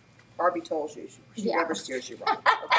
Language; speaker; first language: English; native; English